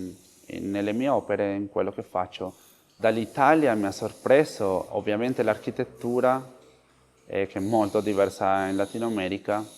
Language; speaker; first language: Italian; non-native, fluent; Spanish